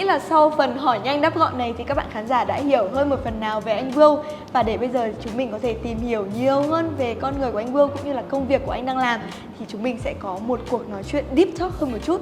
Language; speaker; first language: Vietnamese; native; Vietnamese